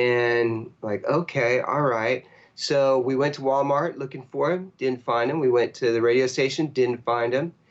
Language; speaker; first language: English; native; English